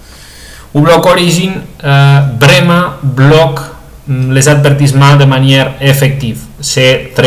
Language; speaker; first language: French; non-native, learner; Spanish